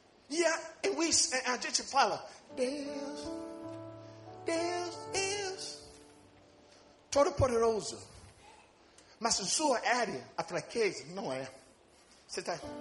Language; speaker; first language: Portuguese; non-native, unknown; English